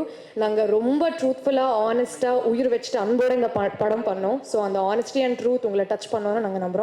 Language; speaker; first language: Tamil; non-native, learner; Telugu